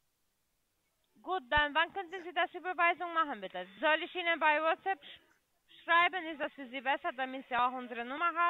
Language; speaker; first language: German; non-native, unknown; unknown